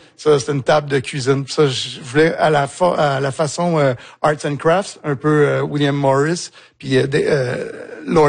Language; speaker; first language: French; native; French